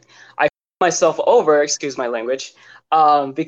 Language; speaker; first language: English; native; English